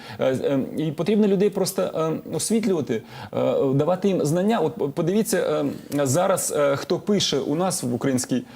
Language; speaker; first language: Ukrainian; non-native, local second language; Russian